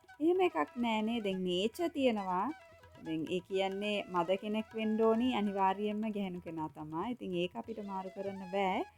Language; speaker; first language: Sinhala; non-native, local second language; Tamil